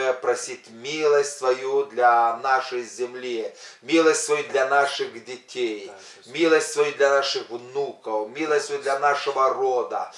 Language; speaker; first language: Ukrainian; non-native, local second language; Russian